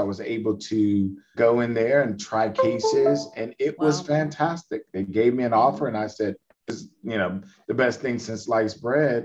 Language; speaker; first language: English; native; English